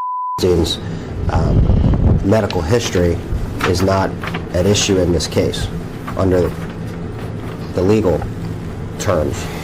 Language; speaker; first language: English; native; English